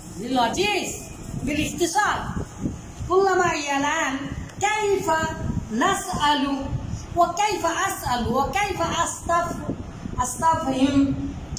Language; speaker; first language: Arabic; non-native, fluent; Bangla